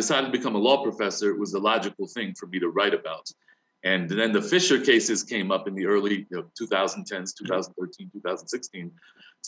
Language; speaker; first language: English; native; English